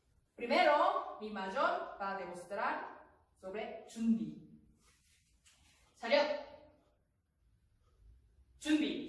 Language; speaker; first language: Spanish; non-native, learner; Korean